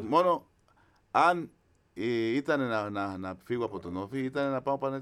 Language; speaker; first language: Greek; non-native, fluent; Spanish